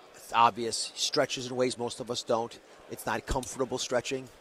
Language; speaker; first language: English; native; English